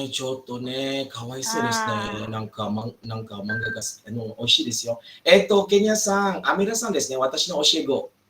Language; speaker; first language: Japanese; non-native, fluent; Malay